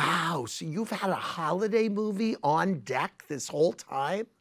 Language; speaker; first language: English; native; English